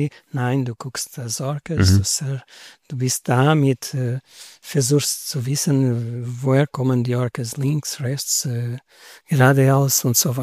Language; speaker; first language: German; non-native, learner; Portuguese